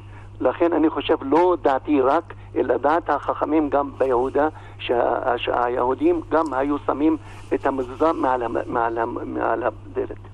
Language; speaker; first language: Hebrew; non-native, local second language; Arabic